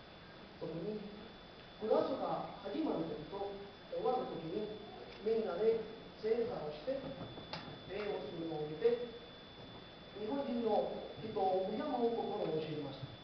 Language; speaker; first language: Japanese; non-native, learner; Spanish